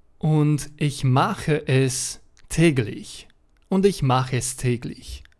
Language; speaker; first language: German; non-native, fluent; Romanian